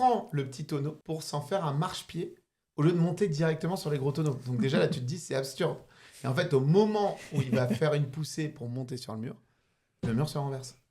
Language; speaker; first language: French; native; French